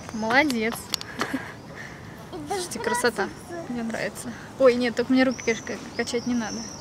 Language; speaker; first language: Russian; native; Russian